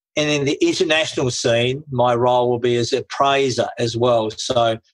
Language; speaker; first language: English; native; English